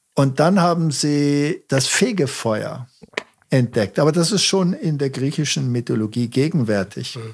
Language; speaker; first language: German; early bilingual, heritage; German